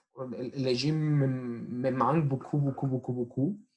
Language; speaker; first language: French; non-native, fluent; Spanish